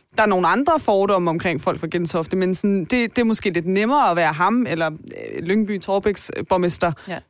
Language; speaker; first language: Danish; early bilingual, other home language; Persian